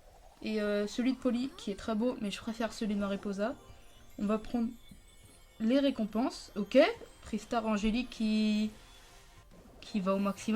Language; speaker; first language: French; native; French